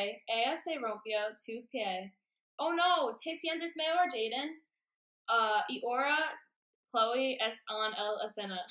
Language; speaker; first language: Spanish; non-native, learner; English